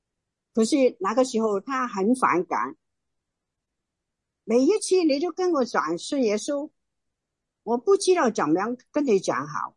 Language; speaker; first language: Chinese; non-native, local second language; Cantonese